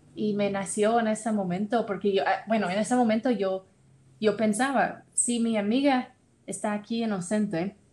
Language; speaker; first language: Spanish; non-native, fluent; English